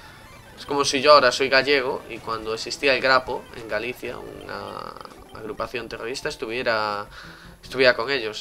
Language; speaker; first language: Spanish; native; Spanish